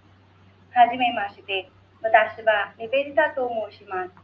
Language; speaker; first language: Japanese; non-native, learner; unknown